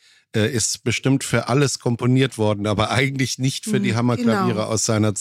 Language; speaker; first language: German; native; German